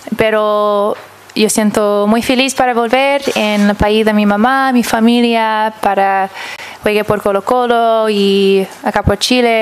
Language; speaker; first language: Spanish; early bilingual, heritage; English